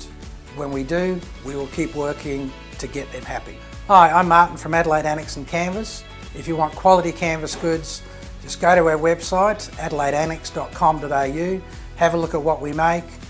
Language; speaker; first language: English; early bilingual, other home language; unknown